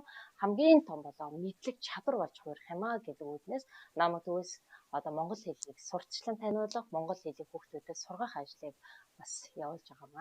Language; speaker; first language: Mongolian; native; Mongolian